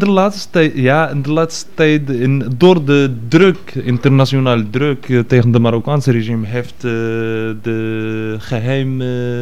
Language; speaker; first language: Dutch; non-native, fluent; Arabic